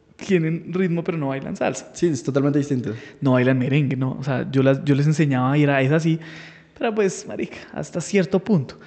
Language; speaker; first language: Spanish; native; Spanish